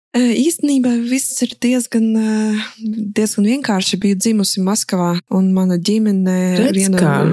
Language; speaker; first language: Latvian; non-native, local second language; Russian